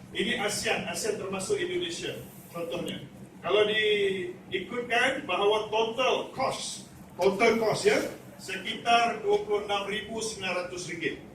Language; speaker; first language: Malay; native; Malay